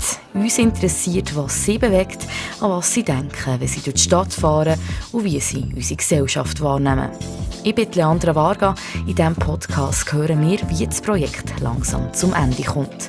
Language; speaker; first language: German; native; German